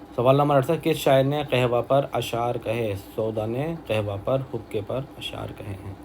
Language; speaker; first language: Urdu; native; Urdu